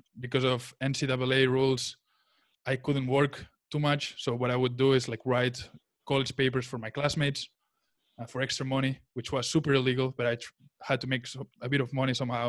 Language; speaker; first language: English; non-native, fluent; Spanish